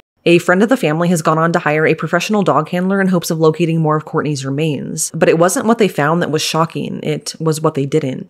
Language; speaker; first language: English; native; English